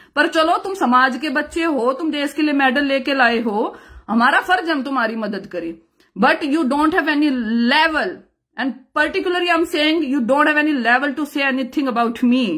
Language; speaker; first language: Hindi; native; Hindi